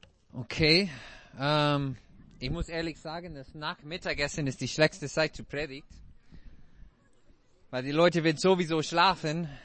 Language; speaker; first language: German; non-native, fluent; English